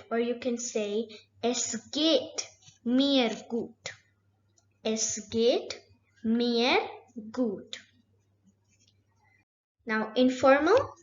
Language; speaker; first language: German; non-native, fluent; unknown